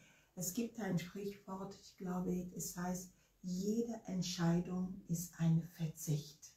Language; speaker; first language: German; non-native, fluent; Ewe